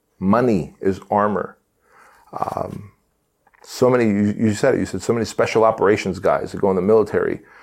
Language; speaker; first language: English; early bilingual, other home language; Armenian